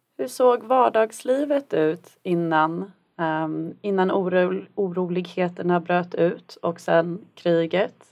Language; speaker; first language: Swedish; native; Swedish